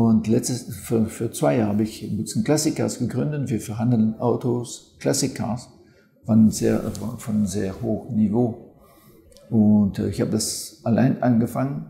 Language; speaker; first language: German; non-native, fluent; French